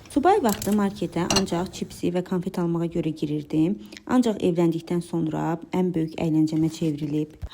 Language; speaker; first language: Azerbaijani; non-native, local second language; Talysh